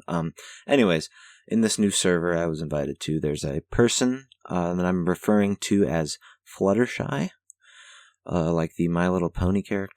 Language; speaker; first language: English; native; English